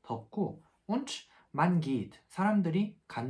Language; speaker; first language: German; non-native, fluent; Korean